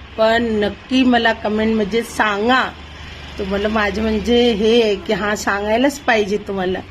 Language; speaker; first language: Marathi; non-native, local second language; Hindi